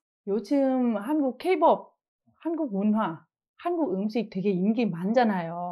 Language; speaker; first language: Korean; non-native, fluent; Vietnamese